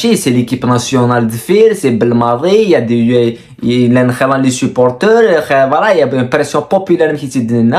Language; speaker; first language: French; non-native, local second language; Kabyle